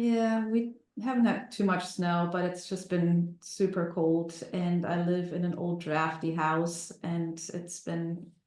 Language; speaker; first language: English; non-native, fluent; German